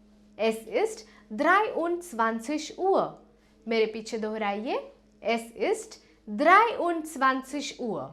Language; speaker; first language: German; non-native, fluent; Hindi